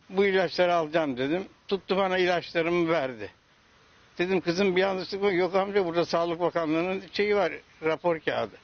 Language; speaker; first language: Turkish; native; Turkish